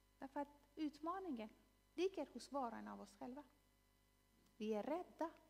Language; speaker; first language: Swedish; non-native, fluent; Persian